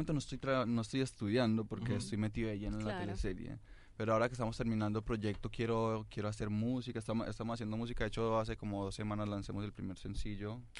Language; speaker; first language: Spanish; native; Spanish